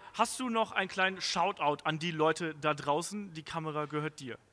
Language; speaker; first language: German; native; German